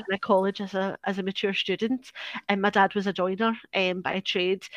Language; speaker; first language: English; native; English